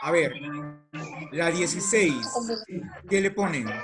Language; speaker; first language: Spanish; native; Spanish